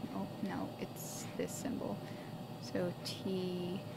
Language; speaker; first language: English; native; English